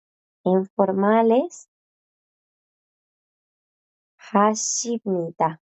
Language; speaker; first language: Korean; non-native, fluent; Spanish